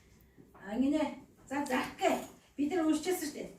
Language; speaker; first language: Mongolian; non-native, fluent; Korean